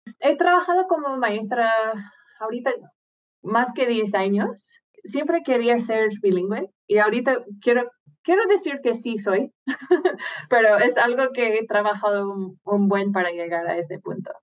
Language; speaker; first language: Spanish; non-native, fluent; English